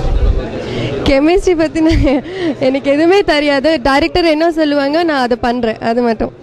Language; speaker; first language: Tamil; non-native, local second language; Kannada